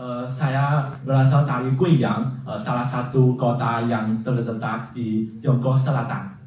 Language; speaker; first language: Indonesian; non-native, fluent; Chinese